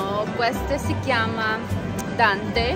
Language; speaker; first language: Italian; non-native, learner; English